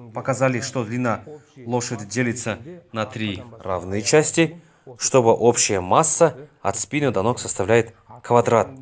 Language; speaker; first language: Russian; non-native, local second language; Kazakh